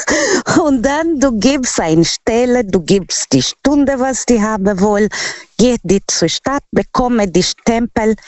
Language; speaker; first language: German; non-native, learner; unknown